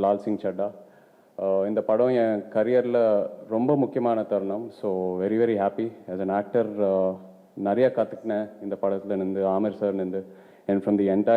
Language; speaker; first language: Tamil; non-native, local second language; Telugu